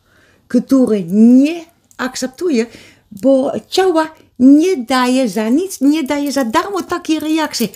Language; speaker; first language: Polish; early bilingual, heritage; Polish